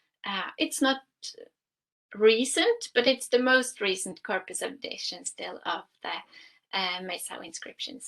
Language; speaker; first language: English; non-native, fluent; Norwegian